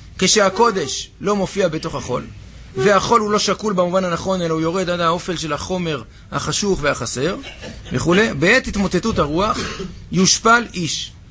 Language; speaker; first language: Hebrew; native; Hebrew